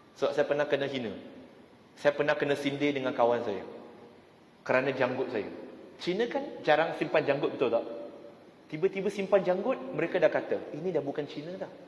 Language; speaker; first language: Malay; non-native, local second language; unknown